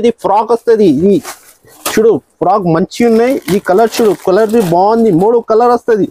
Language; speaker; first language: Telugu; non-native, local second language; Urdu